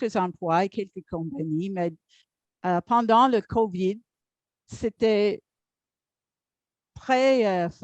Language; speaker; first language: French; non-native, learner; English